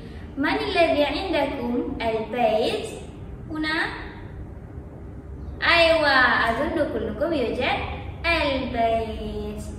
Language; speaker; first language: Arabic; non-native, learner; Malay